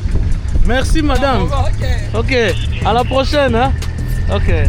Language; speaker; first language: French; non-native, local second language; Swahili